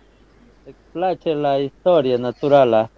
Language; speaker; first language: Romanian; non-native, learner; Spanish